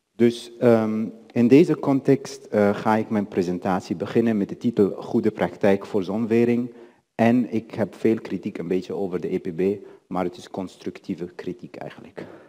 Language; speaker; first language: Dutch; non-native, fluent; Arabic